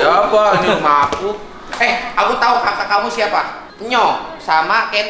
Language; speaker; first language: Indonesian; native; Indonesian